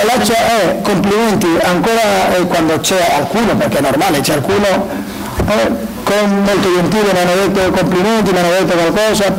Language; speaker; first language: Italian; non-native, learner; Spanish